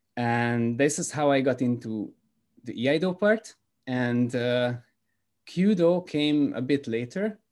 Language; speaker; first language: English; non-native, fluent; Hungarian